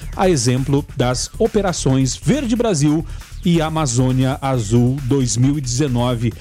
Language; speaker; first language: Portuguese; native; Portuguese